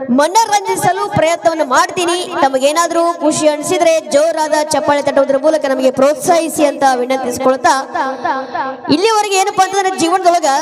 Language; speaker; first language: Kannada; native; Kannada